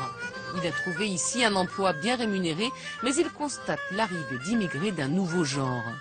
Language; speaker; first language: French; native; French